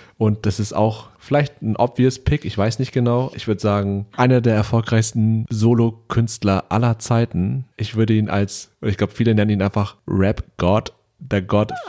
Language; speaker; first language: German; early bilingual, other home language; Vietnamese